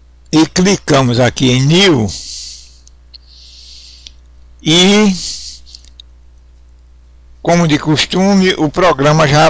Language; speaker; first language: Portuguese; native; Portuguese